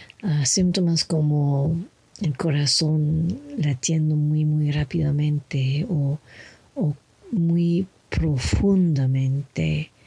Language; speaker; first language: Spanish; non-native, learner; English